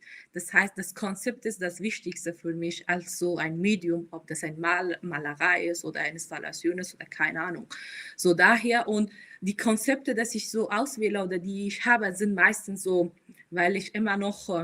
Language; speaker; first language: German; non-native, fluent; Persian